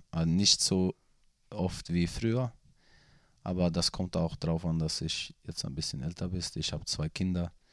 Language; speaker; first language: German; non-native, fluent; Swedish